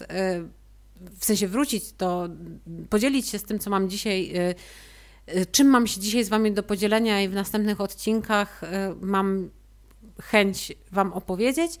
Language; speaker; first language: Polish; native; Polish